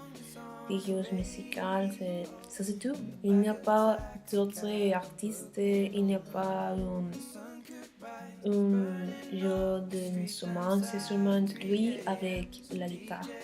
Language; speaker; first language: French; non-native, learner; Spanish